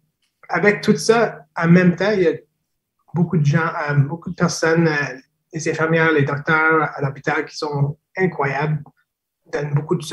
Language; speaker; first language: French; non-native, fluent; English